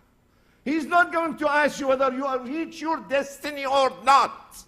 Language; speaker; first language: English; non-native, fluent; Arabic